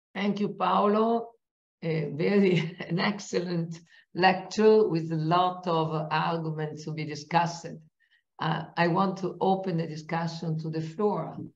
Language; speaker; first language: English; non-native, fluent; Italian